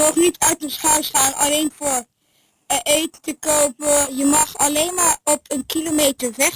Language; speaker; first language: Dutch; early bilingual, heritage; Dutch